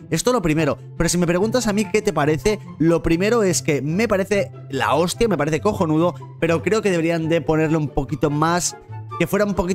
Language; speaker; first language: Spanish; native; Spanish